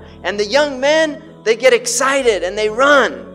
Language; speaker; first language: English; native; English